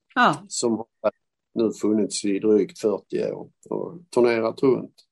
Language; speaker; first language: Swedish; native; Swedish